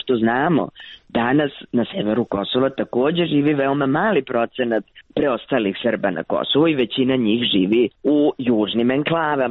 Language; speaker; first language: Croatian; native; Croatian